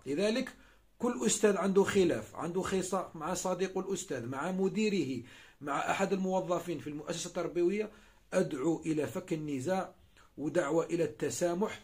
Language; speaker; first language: Arabic; native; Arabic